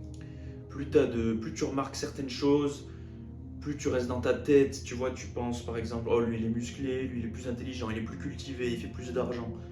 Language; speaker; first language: French; native; French